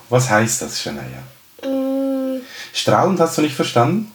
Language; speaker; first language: German; native; German